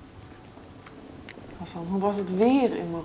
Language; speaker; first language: Dutch; native; Dutch